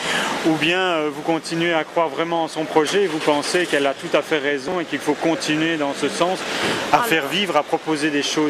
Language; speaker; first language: French; native; French